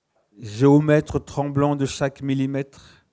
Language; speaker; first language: French; native; French